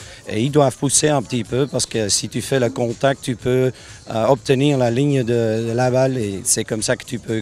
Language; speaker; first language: French; non-native, fluent; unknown